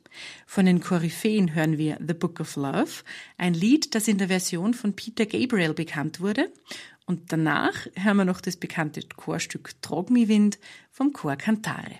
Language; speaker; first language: German; native; German